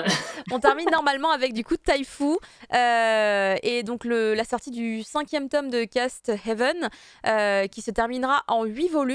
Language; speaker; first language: French; native; French